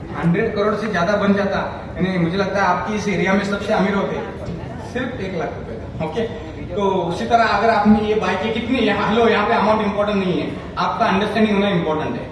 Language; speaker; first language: Hindi; non-native, local second language; Marathi